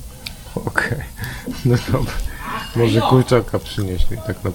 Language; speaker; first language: Polish; native; Polish